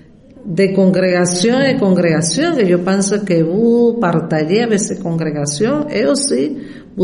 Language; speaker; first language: French; non-native, fluent; Spanish